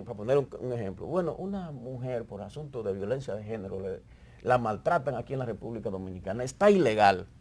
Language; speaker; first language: Spanish; native; Spanish